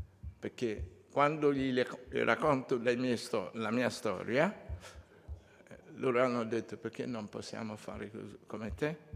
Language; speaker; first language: Italian; non-native, fluent; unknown